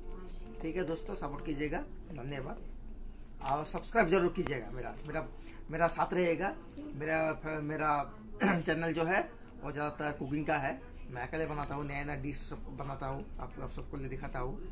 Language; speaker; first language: Hindi; non-native, local second language; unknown